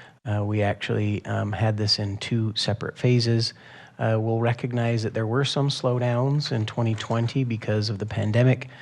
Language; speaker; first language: English; native; English